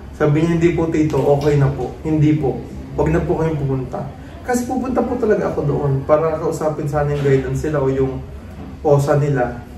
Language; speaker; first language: Filipino; native; Filipino